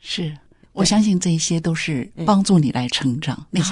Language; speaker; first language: Chinese; native; Chinese